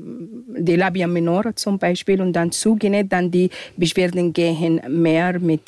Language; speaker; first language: German; non-native, fluent; Arabic